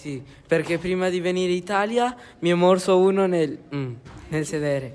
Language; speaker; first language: Italian; early bilingual, other home language; Spanish